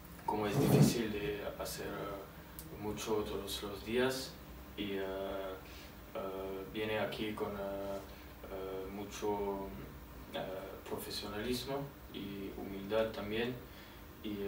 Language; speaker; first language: Spanish; non-native, learner; French